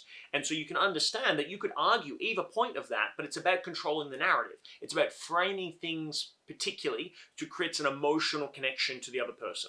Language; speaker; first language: English; native; English